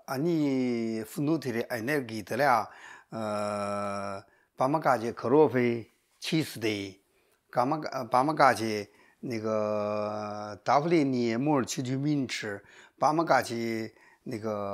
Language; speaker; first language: Russian; non-native, learner; Chinese